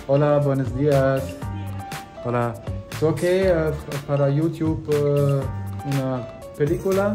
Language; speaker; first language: Spanish; non-native, learner; German